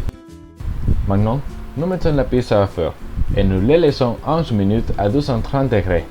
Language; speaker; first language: French; non-native, learner; Spanish